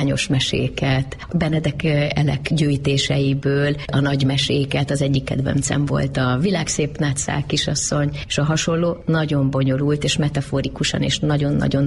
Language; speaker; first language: Hungarian; native; Hungarian